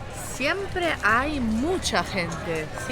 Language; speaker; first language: Spanish; non-native, local second language; Catalan